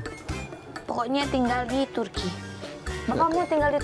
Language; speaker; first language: Indonesian; native; Indonesian